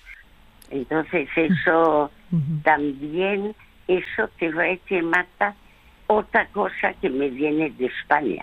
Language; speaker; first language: Spanish; early bilingual, other home language; French